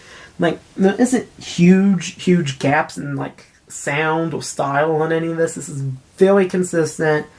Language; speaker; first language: English; native; English